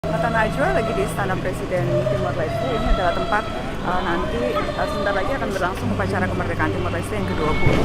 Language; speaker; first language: Indonesian; native; Indonesian